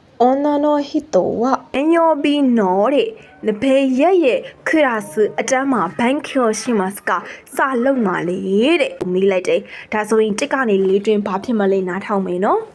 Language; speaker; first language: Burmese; native; Burmese